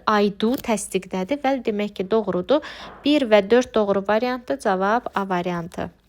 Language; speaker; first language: Azerbaijani; native; Azerbaijani